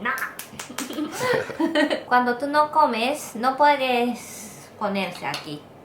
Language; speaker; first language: Spanish; non-native, learner; Japanese